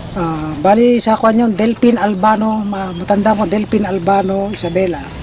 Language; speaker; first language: Filipino; non-native, local second language; Iloko